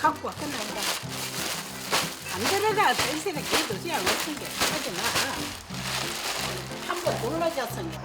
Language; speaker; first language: Korean; non-native, learner; Vietnamese